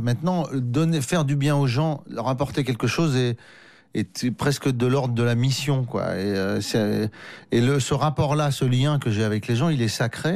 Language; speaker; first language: French; native; French